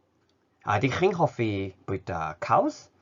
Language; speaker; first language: Welsh; non-native, fluent; Japanese